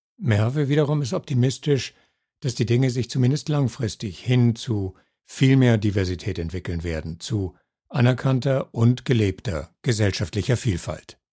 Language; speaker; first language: German; native; German